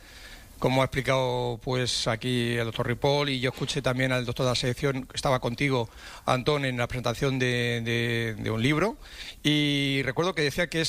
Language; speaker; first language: Spanish; native; Spanish